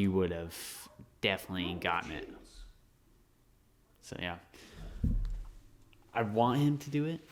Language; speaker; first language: English; native; English